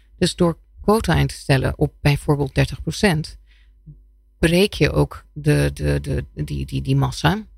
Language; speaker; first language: Dutch; non-native, fluent; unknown